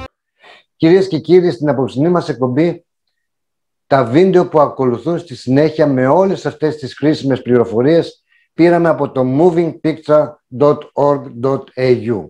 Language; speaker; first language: Greek; native; Greek